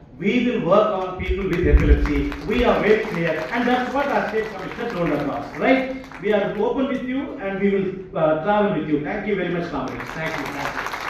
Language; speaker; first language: English; non-native, local second language; Tamil